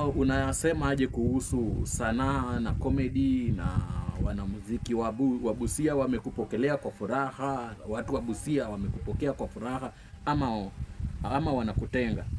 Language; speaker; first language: Swahili; non-native, local second language; Luyia